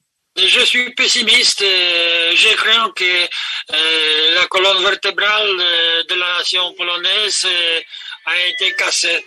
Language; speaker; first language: French; non-native, fluent; Polish